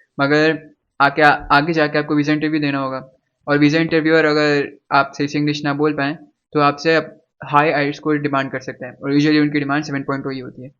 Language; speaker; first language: Urdu; native; Urdu